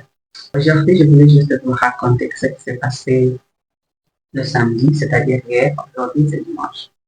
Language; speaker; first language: French; non-native, learner; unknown